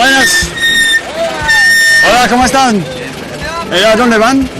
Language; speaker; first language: Spanish; non-native, learner; English